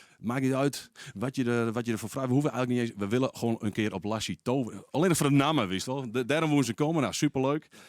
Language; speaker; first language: Dutch; non-native, local second language; Western Frisian